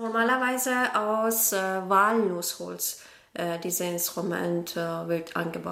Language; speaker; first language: German; non-native, learner; Persian